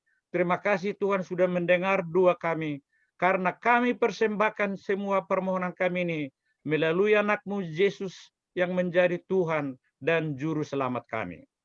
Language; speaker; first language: Indonesian; native; Indonesian